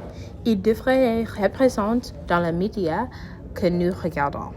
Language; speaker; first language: French; non-native, learner; English